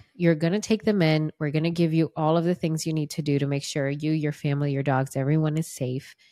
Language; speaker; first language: English; non-native, fluent; Portuguese